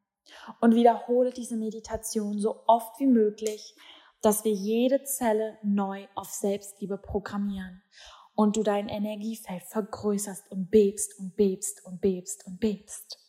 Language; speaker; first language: German; native; German